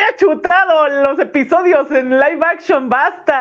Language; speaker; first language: Spanish; native; Spanish